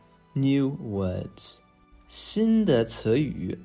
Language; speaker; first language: Chinese; non-native, fluent; English